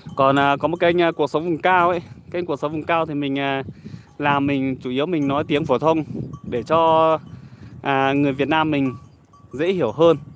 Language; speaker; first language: Vietnamese; non-native, local second language; Iu Mien